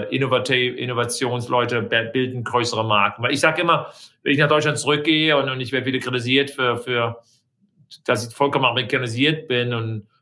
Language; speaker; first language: German; native; German